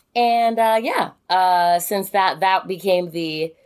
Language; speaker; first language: English; native; English